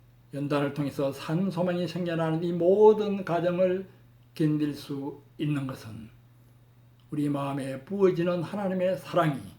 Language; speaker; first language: Korean; native; Korean